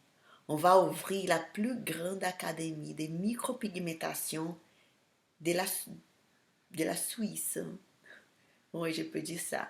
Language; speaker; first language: French; non-native, fluent; Portuguese